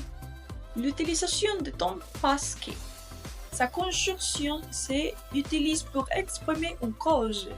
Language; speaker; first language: French; non-native, learner; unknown